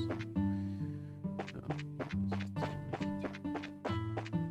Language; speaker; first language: German; native; German